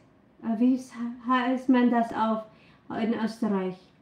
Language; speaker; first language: German; non-native, learner; Filipino